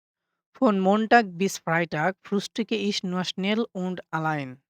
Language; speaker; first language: German; non-native, fluent; Bangla